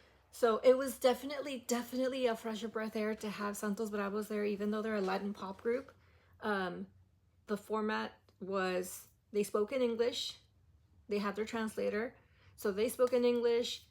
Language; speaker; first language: English; early bilingual, other home language; Spanish